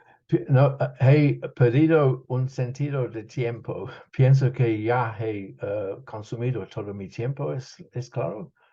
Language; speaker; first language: Spanish; non-native, fluent; English